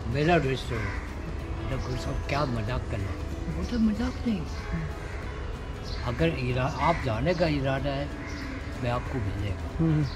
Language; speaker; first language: Hindi; non-native, local second language; Chinese